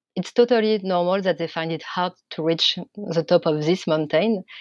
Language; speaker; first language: English; non-native, fluent; French